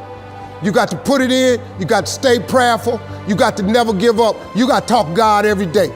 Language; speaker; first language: English; native; English